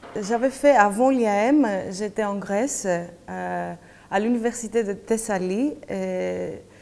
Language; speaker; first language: French; non-native, fluent; Greek